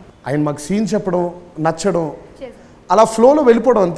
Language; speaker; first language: Telugu; native; Telugu